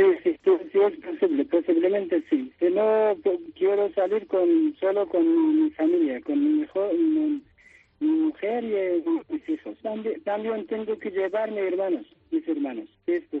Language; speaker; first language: Spanish; non-native, fluent; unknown